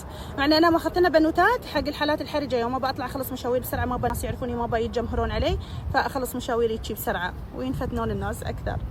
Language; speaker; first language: Arabic; native; Arabic